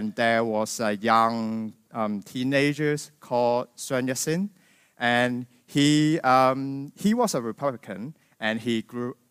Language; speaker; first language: English; non-native, local second language; Cantonese